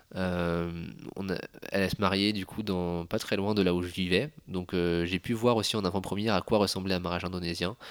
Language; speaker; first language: French; native; French